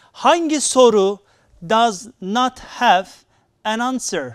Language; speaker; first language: English; non-native, fluent; Turkish